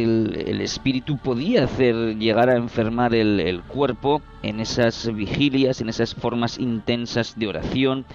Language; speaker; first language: Spanish; native; Spanish